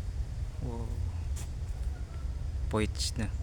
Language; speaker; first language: Russian; non-native, learner; Indonesian